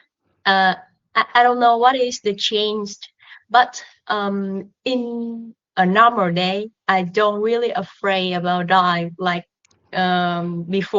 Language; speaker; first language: English; non-native, learner; Vietnamese